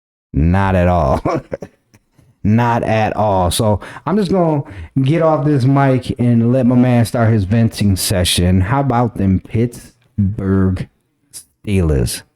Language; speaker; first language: English; native; English